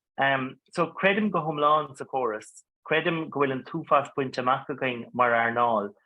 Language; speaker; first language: Irish; non-native, local second language; English